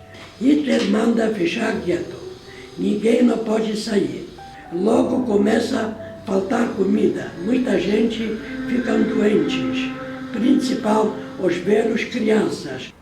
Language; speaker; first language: Portuguese; non-native, fluent; Polish